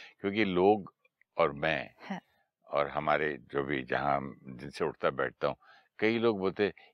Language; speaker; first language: Hindi; native; Hindi